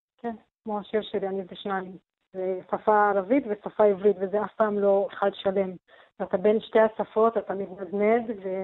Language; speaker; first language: Hebrew; non-native, local second language; Arabic